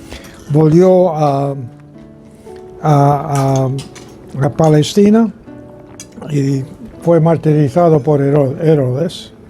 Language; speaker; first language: Spanish; non-native, fluent; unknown